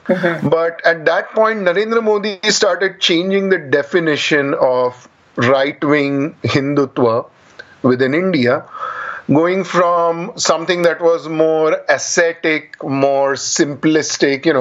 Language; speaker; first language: English; non-native, local second language; Marathi